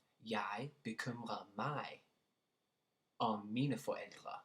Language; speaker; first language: Danish; non-native, learner; English